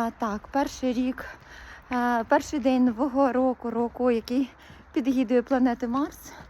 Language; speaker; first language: Ukrainian; native; Ukrainian